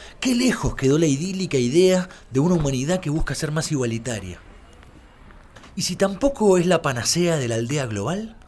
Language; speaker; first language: Spanish; native; Spanish